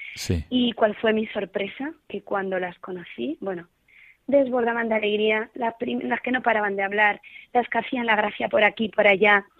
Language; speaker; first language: Spanish; native; Spanish